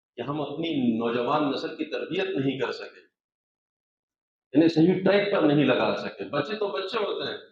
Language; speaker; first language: Urdu; native; Urdu